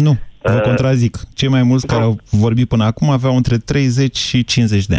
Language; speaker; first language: Romanian; native; Romanian